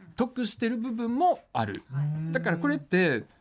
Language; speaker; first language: Japanese; early bilingual, other home language; Russian